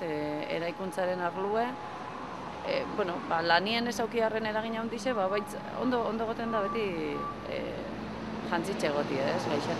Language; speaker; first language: Basque; native; Basque